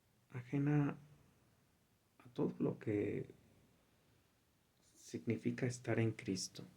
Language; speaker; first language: Spanish; native; Spanish